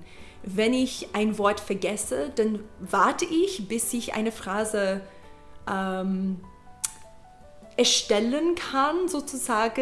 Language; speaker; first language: German; non-native, learner; English